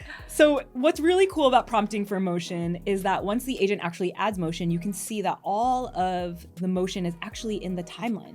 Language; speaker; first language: English; native; English